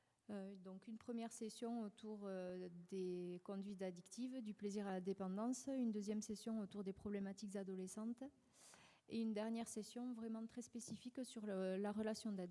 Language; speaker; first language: French; native; French